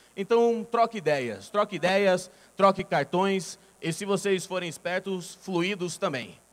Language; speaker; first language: Portuguese; native; Portuguese